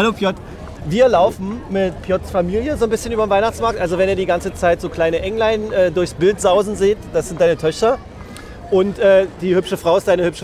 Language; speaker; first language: German; native; German